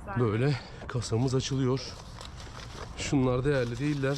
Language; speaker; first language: Turkish; native; Turkish